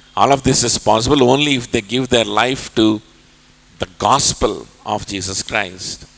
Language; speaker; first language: English; non-native, local second language; Telugu